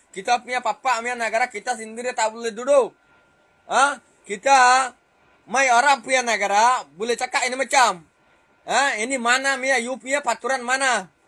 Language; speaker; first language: Malay; non-native, fluent; Rohingya